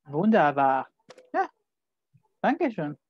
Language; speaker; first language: German; non-native, fluent; Spanish